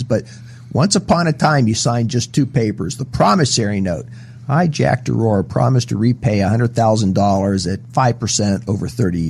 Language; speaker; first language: English; native; English